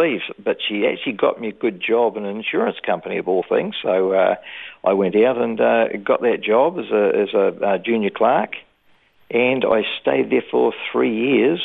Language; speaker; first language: English; native; English